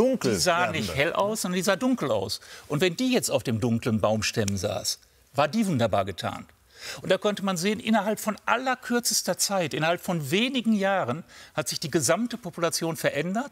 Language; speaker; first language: German; native; German